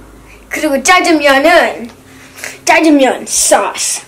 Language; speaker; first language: Korean; early bilingual, heritage; English